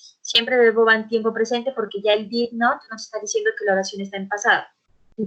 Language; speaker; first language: Spanish; native; Spanish